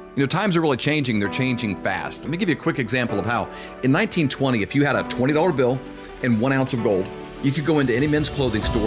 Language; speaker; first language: English; native; English